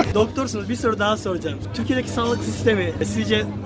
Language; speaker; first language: Turkish; native; Turkish